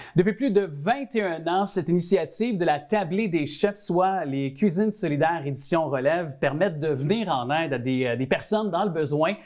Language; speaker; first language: French; native; French